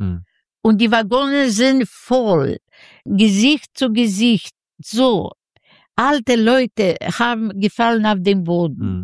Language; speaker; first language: German; non-native, learner; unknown